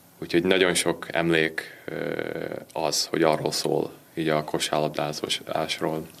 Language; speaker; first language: Hungarian; early bilingual, heritage; Hungarian